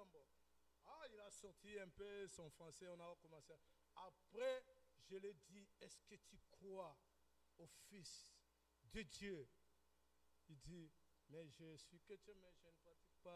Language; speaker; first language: French; non-native, local second language; Lingala